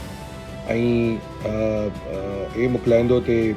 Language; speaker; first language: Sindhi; non-native, local second language; Urdu